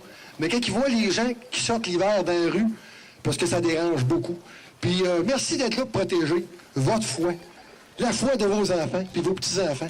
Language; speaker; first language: French; native; French